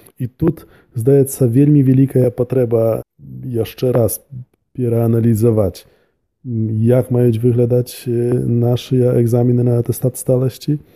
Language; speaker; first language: Belarusian; native; Belarusian